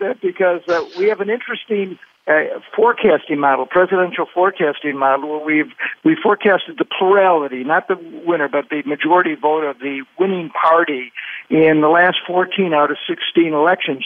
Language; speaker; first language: English; native; English